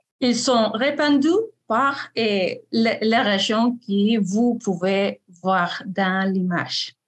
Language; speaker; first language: French; non-native, fluent; Spanish